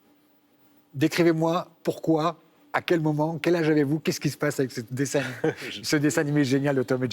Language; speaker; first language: French; native; French